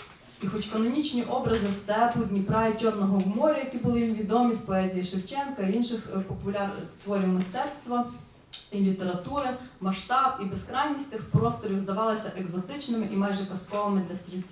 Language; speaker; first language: Ukrainian; native; Ukrainian